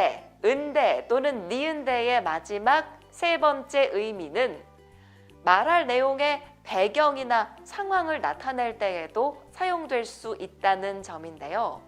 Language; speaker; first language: Korean; native; Korean